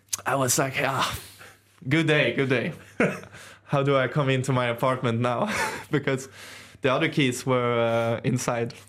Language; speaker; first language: English; non-native, fluent; Swedish